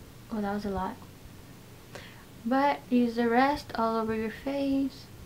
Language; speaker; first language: English; early bilingual, other home language; Spanish